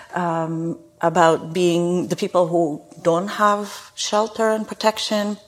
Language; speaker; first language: English; non-native, fluent; Hebrew